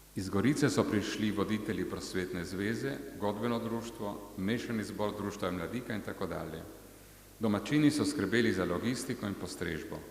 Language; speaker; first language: Slovenian; native; Slovenian